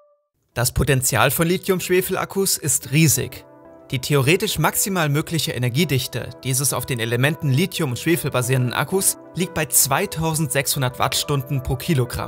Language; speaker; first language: German; native; German